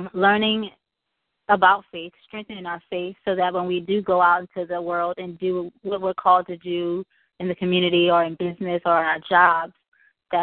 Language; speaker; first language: English; native; English